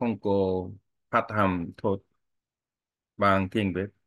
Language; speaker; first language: Vietnamese; non-native, learner; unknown